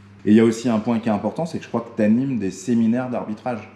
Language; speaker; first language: French; native; French